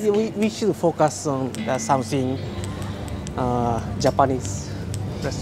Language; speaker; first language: English; non-native, learner; Japanese